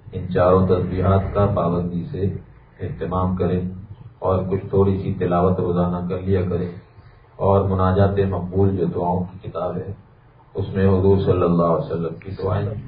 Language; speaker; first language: Urdu; native; Urdu